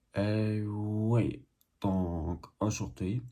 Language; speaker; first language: French; non-native, learner; English